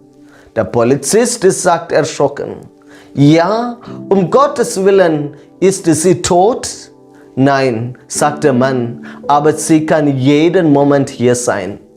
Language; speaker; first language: German; non-native, fluent; Malayalam